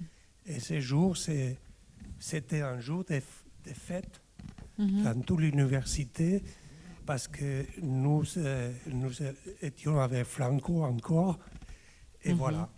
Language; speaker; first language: French; non-native, fluent; Spanish